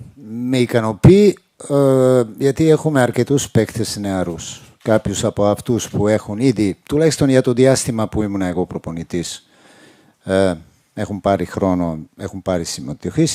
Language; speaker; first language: Greek; non-native, fluent; Serbian